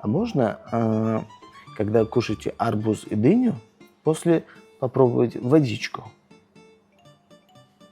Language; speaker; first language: Russian; non-native, local second language; Tajik